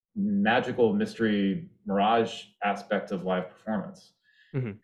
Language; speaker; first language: English; native; English